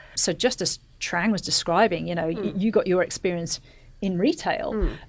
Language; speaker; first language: English; native; English